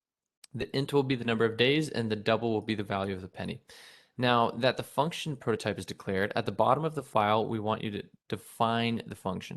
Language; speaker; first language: English; native; English